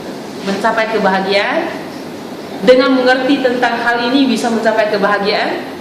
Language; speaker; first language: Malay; non-native, fluent; Chinese